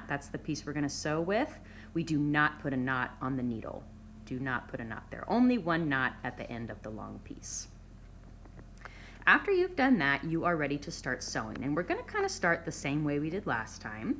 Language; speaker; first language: English; native; English